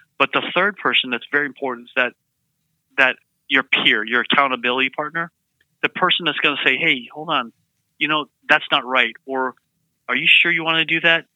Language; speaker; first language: English; early bilingual, other home language; Vietnamese